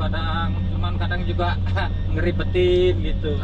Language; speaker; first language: Indonesian; native; Indonesian